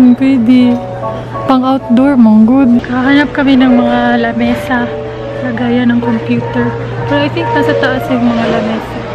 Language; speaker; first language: Filipino; non-native, local second language; Cebuano